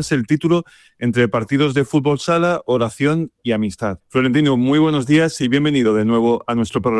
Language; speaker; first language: Spanish; native; Spanish